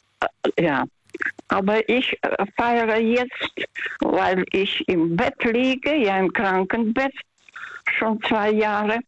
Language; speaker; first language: German; non-native, fluent; Russian